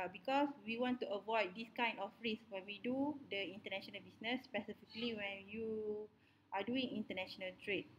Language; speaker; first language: English; non-native, local second language; Malay